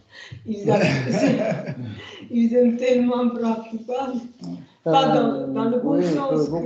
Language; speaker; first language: French; non-native, fluent; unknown